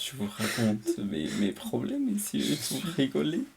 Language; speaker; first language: French; non-native, fluent; Spanish